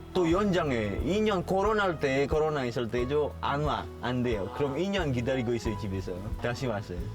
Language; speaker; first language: Korean; non-native, learner; Indonesian